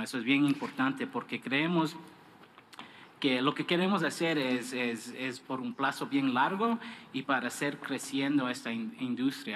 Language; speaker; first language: Spanish; non-native, fluent; English